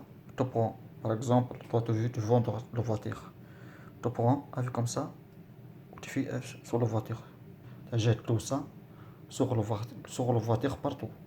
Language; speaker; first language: French; non-native, learner; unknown